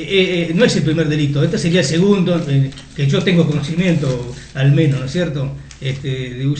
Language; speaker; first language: Spanish; native; Spanish